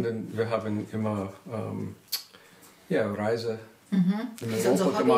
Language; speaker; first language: German; non-native, learner; English